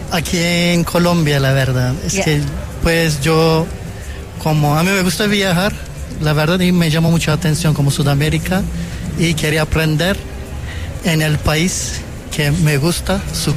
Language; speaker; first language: Spanish; non-native, fluent; Turkish